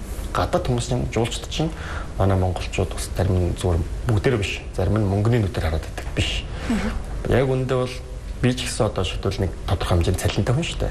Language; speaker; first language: Mongolian; native; Mongolian